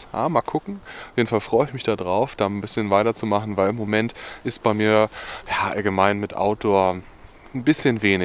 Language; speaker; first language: German; native; German